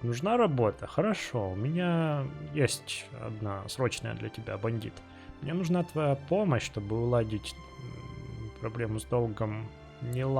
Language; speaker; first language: Russian; native; Russian